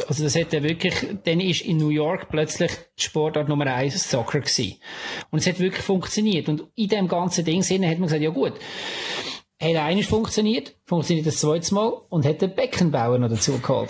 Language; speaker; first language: German; native; German